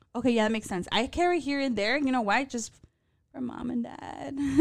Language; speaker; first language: English; early bilingual, other home language; Spanish